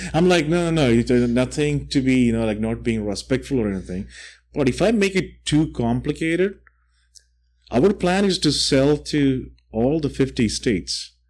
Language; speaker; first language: English; non-native, local second language; Malayalam